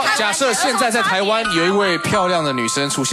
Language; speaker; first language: Chinese; native; Chinese